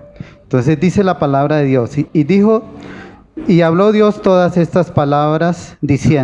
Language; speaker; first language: Spanish; native; Spanish